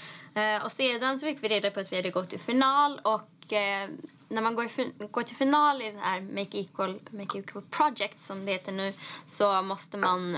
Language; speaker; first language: Swedish; native; Swedish